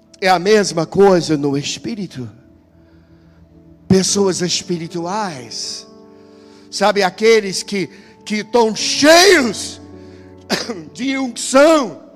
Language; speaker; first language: Portuguese; non-native, fluent; English